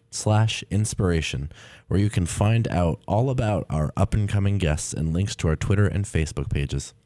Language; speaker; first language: English; native; English